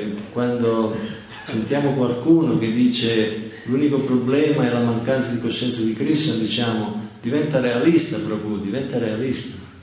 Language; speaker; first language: Italian; native; Italian